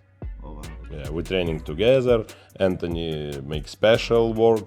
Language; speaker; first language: English; non-native, learner; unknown